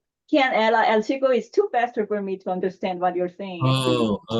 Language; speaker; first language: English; non-native, learner; Korean